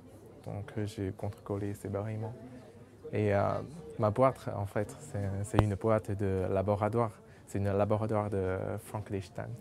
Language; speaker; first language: French; non-native, local second language; Chinese